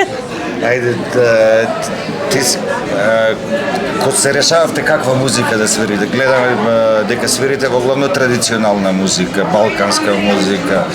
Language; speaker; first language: Macedonian; native; Macedonian